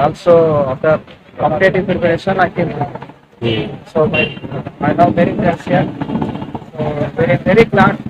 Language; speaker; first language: English; non-native, learner; Telugu